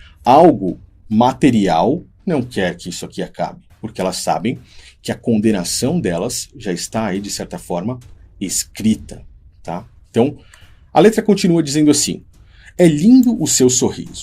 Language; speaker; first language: Portuguese; native; Portuguese